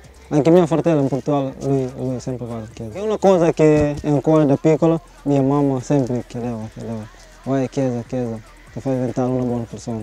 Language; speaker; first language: Italian; non-native, learner; Portuguese